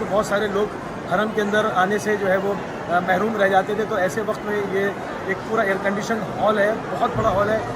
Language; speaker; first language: Urdu; native; Urdu